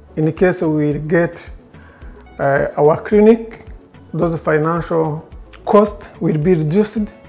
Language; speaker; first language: English; non-native, local second language; Kinyarwanda